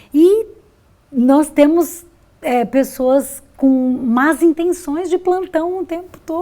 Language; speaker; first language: Portuguese; native; Portuguese